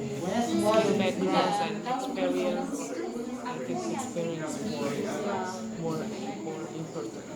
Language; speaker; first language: English; non-native, learner; Indonesian